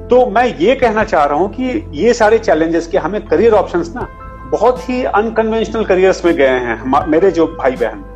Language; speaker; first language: Hindi; native; Hindi